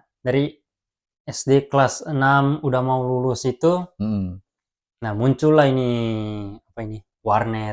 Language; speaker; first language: Indonesian; early bilingual, heritage; Japanese